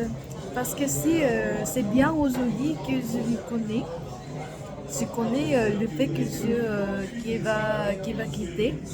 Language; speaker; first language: French; non-native, learner; Korean